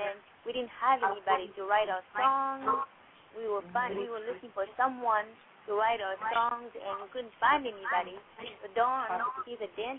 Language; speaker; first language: English; non-native, fluent; French